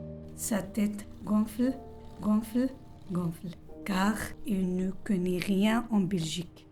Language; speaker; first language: French; non-native, learner; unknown